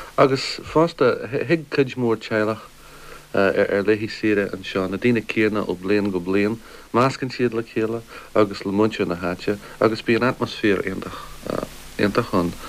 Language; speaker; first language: Irish; non-native, local second language; English